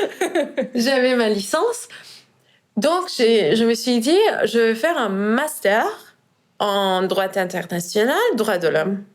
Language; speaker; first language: French; non-native, fluent; Persian